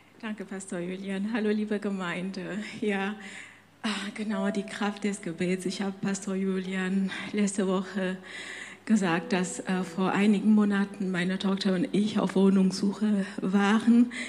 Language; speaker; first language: German; non-native, fluent; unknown